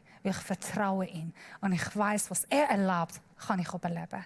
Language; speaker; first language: German; non-native, learner; Persian